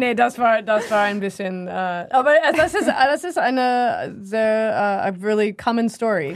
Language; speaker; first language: German; non-native, learner; English